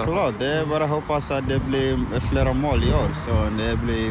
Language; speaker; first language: Swedish; non-native, fluent; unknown